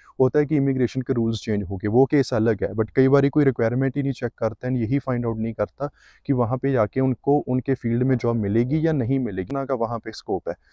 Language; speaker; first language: Hindi; non-native, local second language; Punjabi